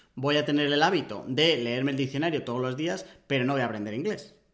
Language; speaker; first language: Spanish; native; Spanish